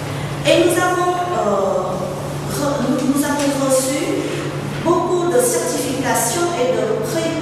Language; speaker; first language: French; non-native, fluent; Vietnamese